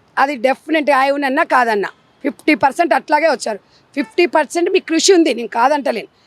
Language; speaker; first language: Telugu; native; Telugu